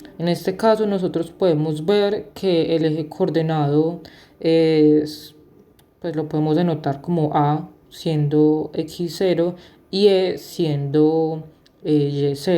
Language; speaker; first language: Spanish; native; Spanish